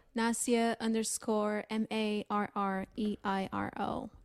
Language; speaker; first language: English; non-native, fluent; Portuguese